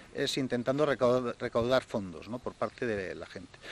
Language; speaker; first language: Spanish; native; Spanish